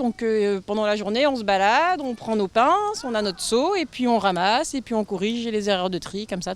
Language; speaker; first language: French; native; French